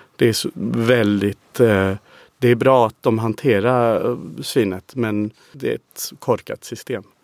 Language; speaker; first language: Swedish; non-native, fluent; English